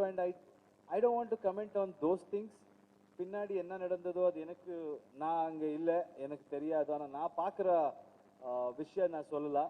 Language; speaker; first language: Tamil; non-native, learner; Kannada